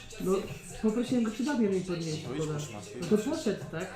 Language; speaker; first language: Polish; native; Polish